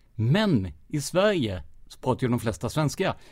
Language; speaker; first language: Swedish; non-native, fluent; English